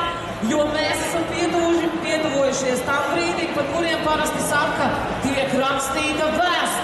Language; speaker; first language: Latvian; native; Latvian